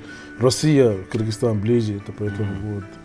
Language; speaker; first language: Russian; non-native, learner; English